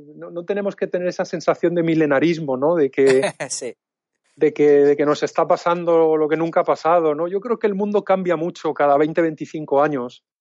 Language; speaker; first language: Spanish; native; Spanish